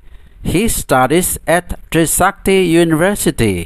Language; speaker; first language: English; non-native, fluent; Indonesian